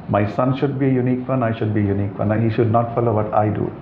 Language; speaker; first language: English; non-native, local second language; Sinhala